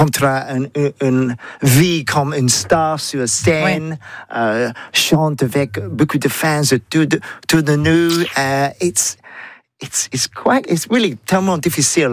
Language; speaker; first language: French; non-native, learner; English